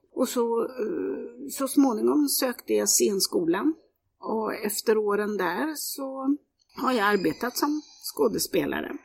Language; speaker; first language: Swedish; native; Swedish